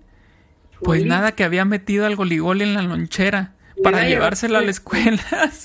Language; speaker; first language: Spanish; native; Spanish